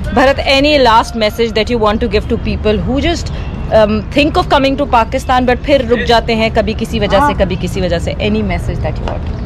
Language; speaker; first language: Urdu; native; Urdu